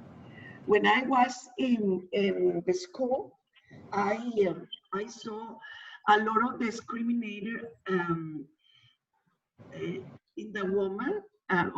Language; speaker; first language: English; non-native, learner; Spanish